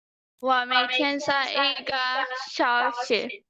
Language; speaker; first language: Chinese; non-native, learner; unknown